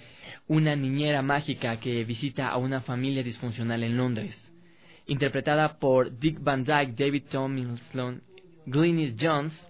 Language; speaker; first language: Spanish; native; Spanish